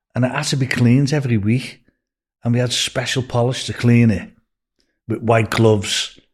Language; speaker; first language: English; native; English